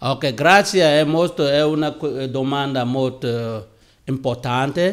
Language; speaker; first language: Italian; non-native, learner; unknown